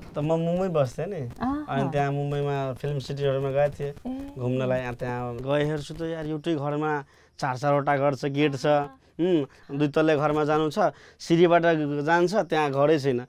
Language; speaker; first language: Nepali; non-native, local second language; Maithili